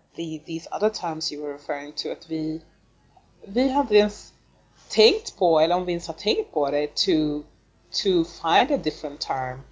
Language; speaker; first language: English; non-native, fluent; Swedish